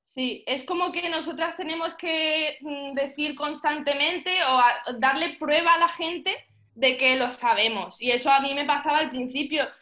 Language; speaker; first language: Spanish; early bilingual, heritage; Spanish